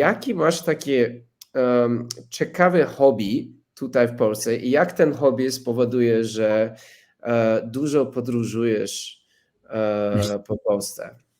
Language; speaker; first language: Polish; non-native, fluent; English